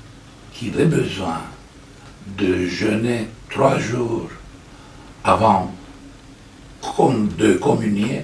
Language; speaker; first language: French; non-native, fluent; Romanian